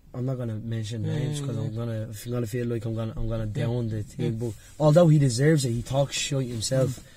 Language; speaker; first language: English; native; English